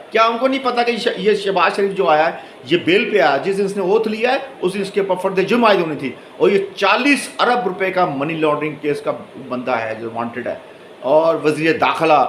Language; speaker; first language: Urdu; native; Urdu